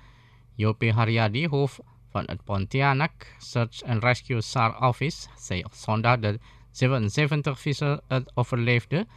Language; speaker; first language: Dutch; non-native, fluent; Indonesian